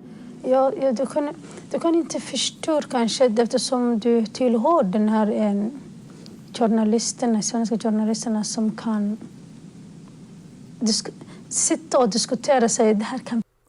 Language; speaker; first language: Swedish; non-native, fluent; Somali